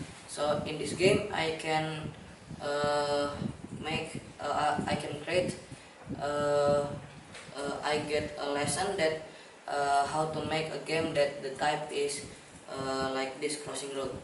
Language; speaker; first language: English; non-native, learner; Indonesian